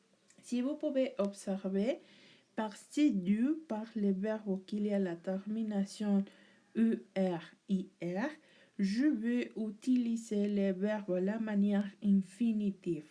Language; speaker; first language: French; non-native, learner; Spanish